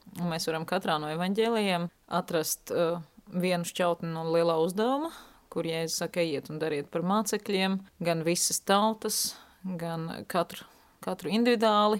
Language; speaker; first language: Latvian; native; Latvian